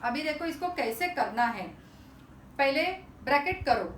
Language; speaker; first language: Hindi; non-native, local second language; Marathi